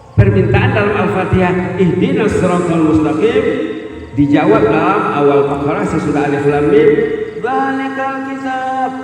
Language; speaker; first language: Indonesian; non-native, local second language; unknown